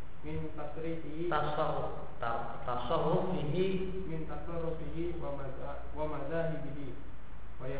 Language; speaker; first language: Arabic; non-native, fluent; Indonesian